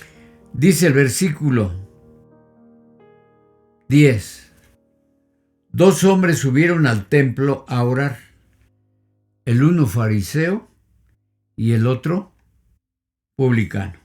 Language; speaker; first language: Spanish; native; Spanish